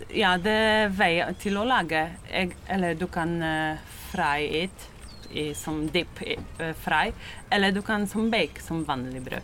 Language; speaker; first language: Norwegian; non-native, learner; Polish